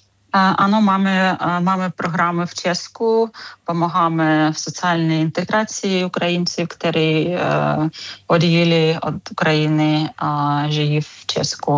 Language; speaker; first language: Czech; non-native, fluent; Ukrainian